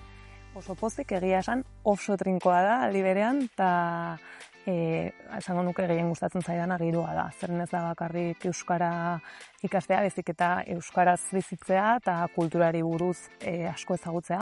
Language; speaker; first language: Basque; non-native, local second language; Spanish